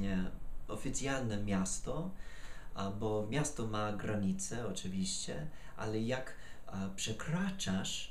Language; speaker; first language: Polish; non-native, fluent; English